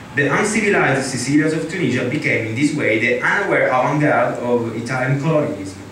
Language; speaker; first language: English; non-native, fluent; Italian